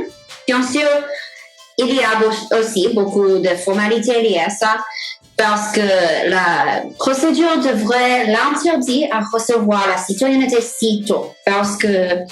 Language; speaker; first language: French; non-native, fluent; English